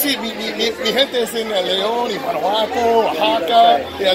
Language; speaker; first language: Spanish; non-native, learner; English